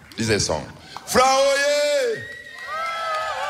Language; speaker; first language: German; non-native, learner; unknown